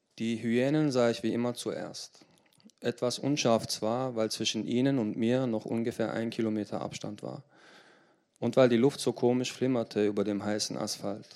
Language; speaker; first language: German; early bilingual, other home language; Turkish